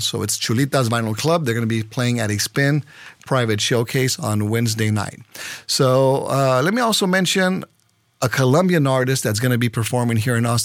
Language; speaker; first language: English; early bilingual, other home language; Spanish